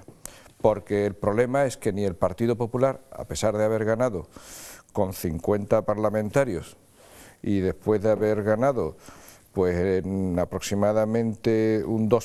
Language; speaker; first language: Spanish; native; Spanish